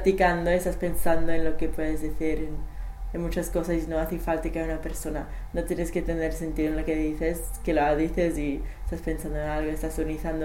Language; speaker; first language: Spanish; non-native, learner; English